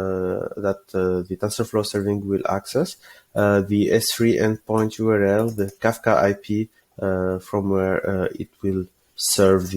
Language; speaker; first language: English; non-native, fluent; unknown